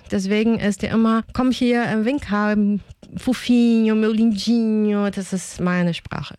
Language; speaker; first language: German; non-native, fluent; Portuguese